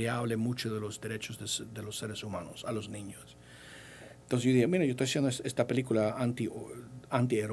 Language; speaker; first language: Spanish; early bilingual, heritage; English